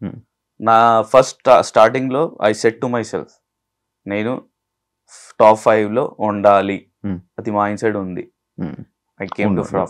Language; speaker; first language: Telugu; non-native, fluent; Urdu